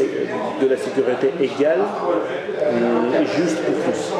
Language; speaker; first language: French; non-native, fluent; Russian